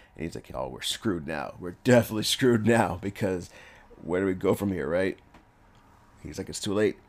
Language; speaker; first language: English; early bilingual, other home language; Spanish